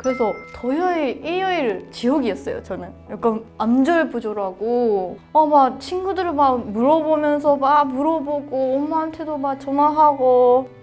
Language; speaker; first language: Korean; non-native, fluent; Japanese